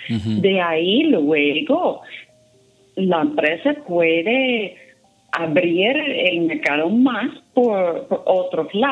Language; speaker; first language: Spanish; non-native, fluent; English